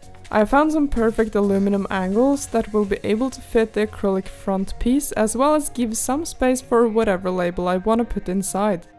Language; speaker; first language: English; non-native, fluent; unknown